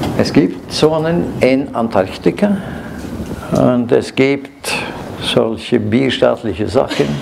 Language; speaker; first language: German; non-native, fluent; Norwegian